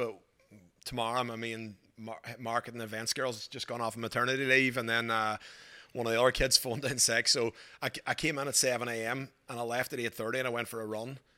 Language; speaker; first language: English; native; English